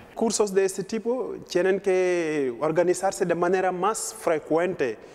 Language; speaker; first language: Spanish; non-native, fluent; Wolof